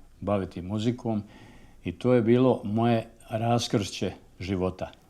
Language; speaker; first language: Bosnian; native; Bosnian